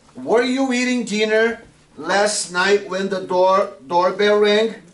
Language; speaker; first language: English; non-native, fluent; Portuguese